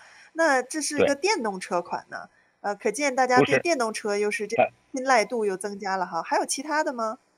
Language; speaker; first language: Chinese; native; Chinese